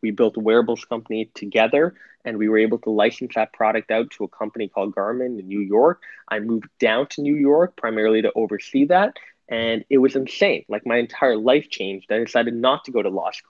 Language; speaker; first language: English; native; English